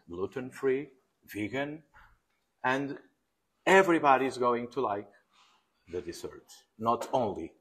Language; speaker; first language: English; non-native, fluent; Portuguese